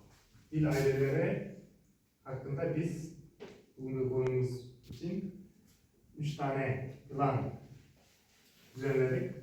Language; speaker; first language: Turkish; non-native, learner; Uzbek